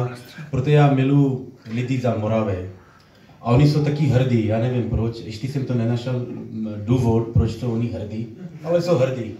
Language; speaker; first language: Czech; non-native, learner; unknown